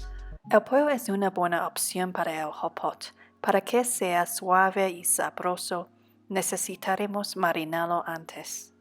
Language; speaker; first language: Spanish; non-native, fluent; Cantonese